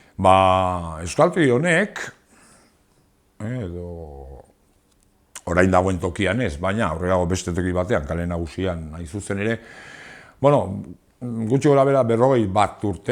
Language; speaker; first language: Basque; non-native, local second language; Spanish